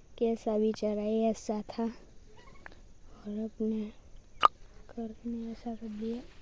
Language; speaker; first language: Hindi; non-native, local second language; Gujarati